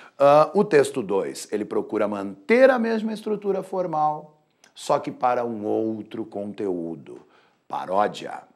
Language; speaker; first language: Portuguese; native; Portuguese